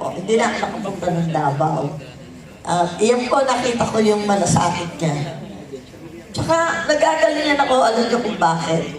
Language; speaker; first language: Filipino; native; Filipino